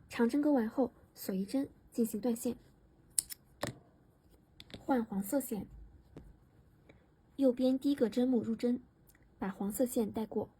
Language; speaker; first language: Chinese; native; Chinese